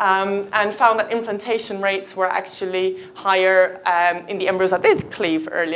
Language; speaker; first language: English; native; English